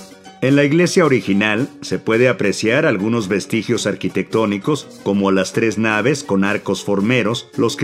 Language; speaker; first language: Spanish; native; Spanish